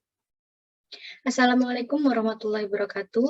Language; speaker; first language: Indonesian; native; Indonesian